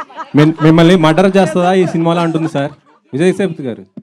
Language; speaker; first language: Telugu; native; Telugu